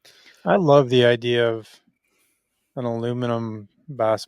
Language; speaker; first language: English; native; English